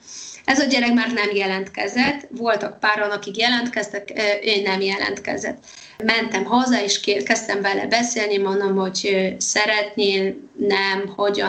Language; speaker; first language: Hungarian; non-native, fluent; Polish